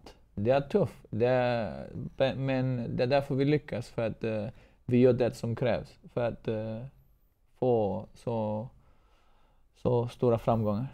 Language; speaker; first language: Swedish; non-native, fluent; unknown